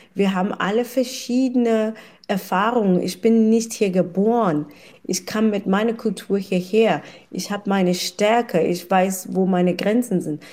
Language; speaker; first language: German; non-native, fluent; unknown